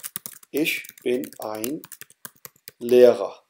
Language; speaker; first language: German; non-native, fluent; Urdu